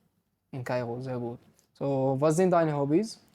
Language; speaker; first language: German; non-native, fluent; Arabic